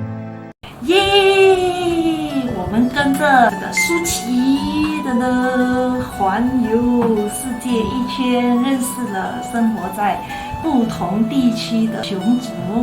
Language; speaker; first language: Chinese; native; Chinese